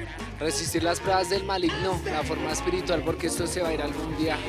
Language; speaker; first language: Spanish; native; Spanish